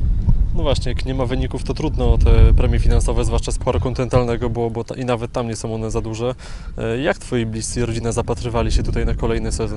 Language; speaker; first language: Polish; native; Polish